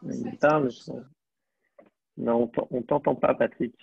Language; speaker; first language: French; native; French